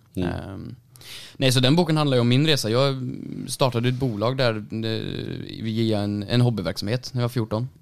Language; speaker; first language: Swedish; native; Swedish